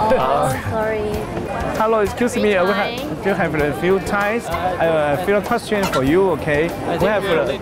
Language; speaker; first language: English; non-native, learner; Chinese